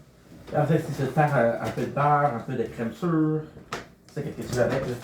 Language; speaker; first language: French; native; French